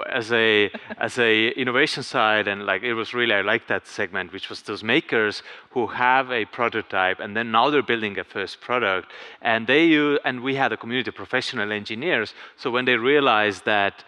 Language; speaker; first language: English; non-native, fluent; Estonian